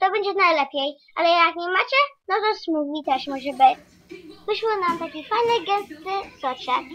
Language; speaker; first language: Polish; early bilingual, heritage; Polish